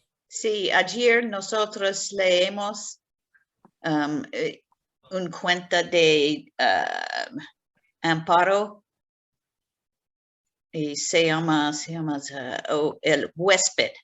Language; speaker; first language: Spanish; non-native, learner; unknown